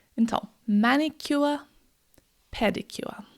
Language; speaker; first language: Portuguese; non-native, fluent; English